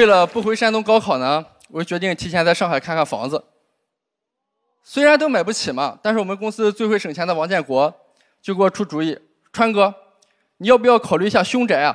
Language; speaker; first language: Chinese; native; Chinese